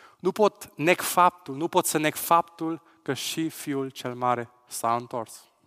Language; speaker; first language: Romanian; non-native, local second language; Hungarian